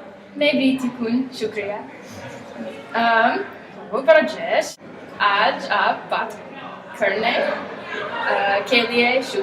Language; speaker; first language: Hindi; non-native, learner; English